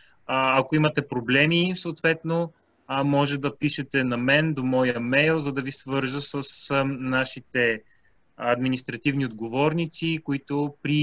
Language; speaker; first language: Bulgarian; native; Bulgarian